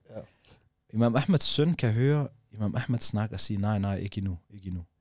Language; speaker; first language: Danish; early bilingual, other home language; Arabic